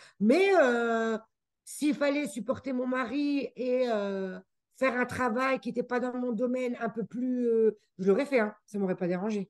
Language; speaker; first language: French; native; French